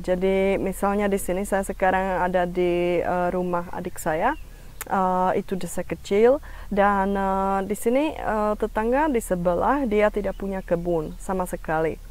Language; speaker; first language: Indonesian; non-native, fluent; Czech